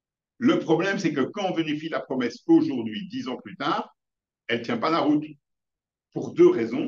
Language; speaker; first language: French; native; French